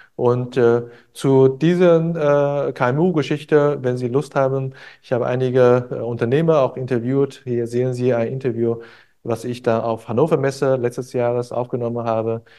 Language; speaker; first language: German; non-native, fluent; Chinese